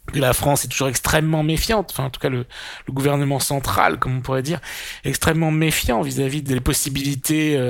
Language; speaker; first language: French; native; French